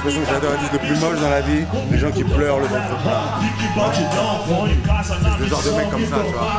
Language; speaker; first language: French; native; French